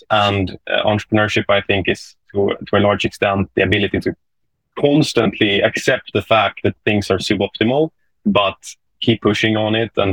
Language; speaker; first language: English; non-native, fluent; Swedish